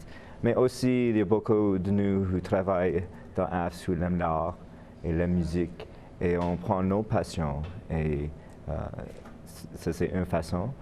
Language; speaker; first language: French; non-native, learner; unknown